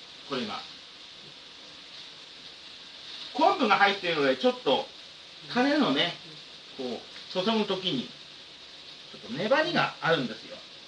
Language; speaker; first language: Japanese; native; Japanese